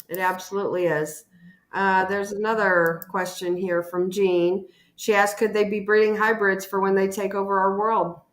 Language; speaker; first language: English; native; English